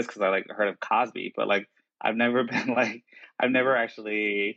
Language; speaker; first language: English; native; English